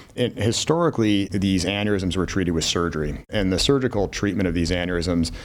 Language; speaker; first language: English; native; English